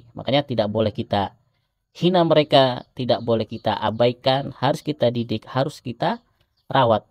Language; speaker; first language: Indonesian; native; Indonesian